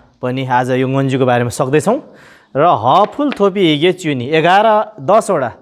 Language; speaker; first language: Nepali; non-native, local second language; Eastern Tamang